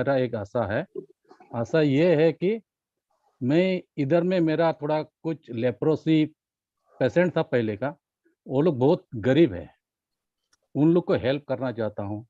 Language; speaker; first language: Hindi; non-native, local second language; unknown